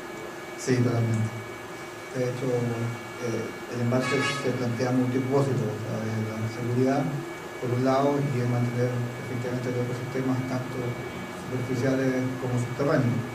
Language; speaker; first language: Spanish; native; Spanish